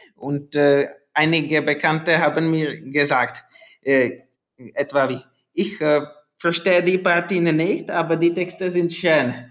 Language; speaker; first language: German; non-native, learner; Czech